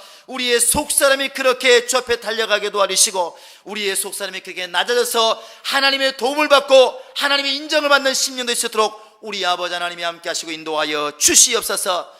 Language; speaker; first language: Korean; native; Korean